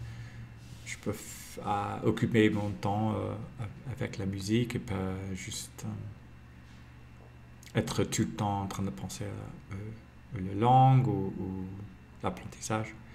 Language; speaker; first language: French; non-native, fluent; English